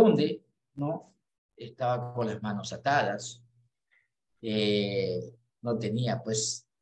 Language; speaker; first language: Spanish; native; Spanish